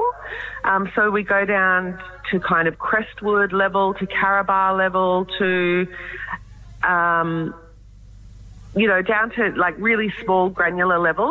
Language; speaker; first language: English; native; English